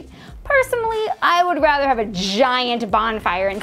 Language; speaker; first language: English; native; English